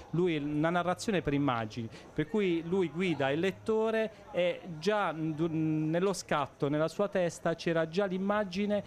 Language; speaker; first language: Italian; native; Italian